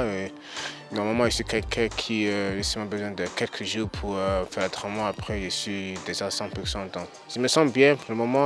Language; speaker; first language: French; early bilingual, heritage; English